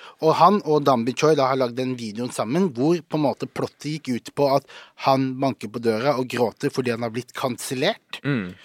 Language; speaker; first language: Norwegian; native; Norwegian